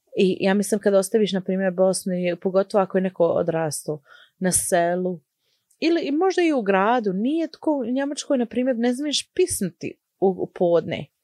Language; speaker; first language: Croatian; early bilingual, heritage; Croatian